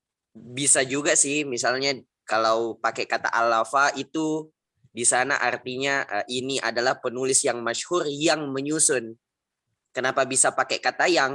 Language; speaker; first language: Indonesian; native; Indonesian